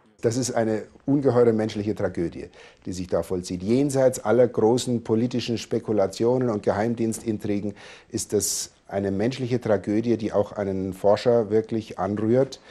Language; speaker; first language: German; native; German